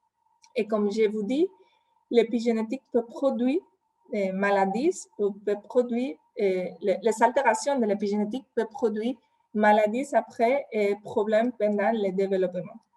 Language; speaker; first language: French; non-native, fluent; Spanish